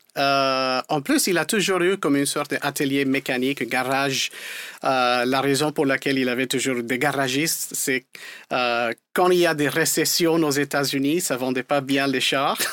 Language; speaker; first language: French; non-native, fluent; Spanish